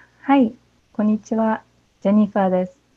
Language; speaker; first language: Japanese; non-native, fluent; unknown